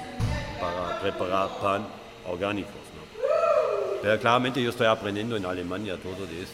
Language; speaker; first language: Spanish; non-native, fluent; German